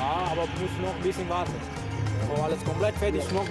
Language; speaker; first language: German; non-native, learner; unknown